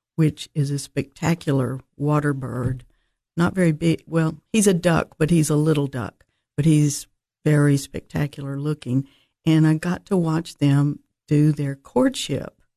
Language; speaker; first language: English; native; English